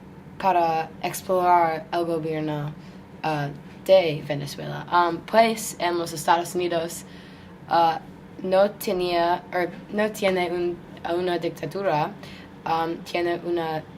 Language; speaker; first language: Spanish; non-native, learner; English